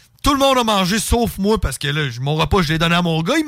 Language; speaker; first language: French; native; French